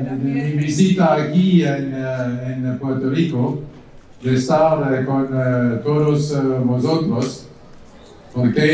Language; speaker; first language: Spanish; non-native, learner; German